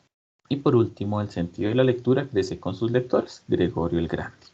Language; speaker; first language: Spanish; native; Spanish